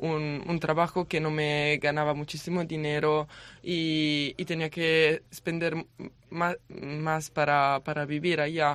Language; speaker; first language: Spanish; non-native, learner; Italian